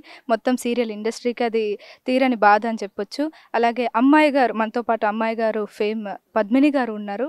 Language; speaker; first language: Telugu; native; Telugu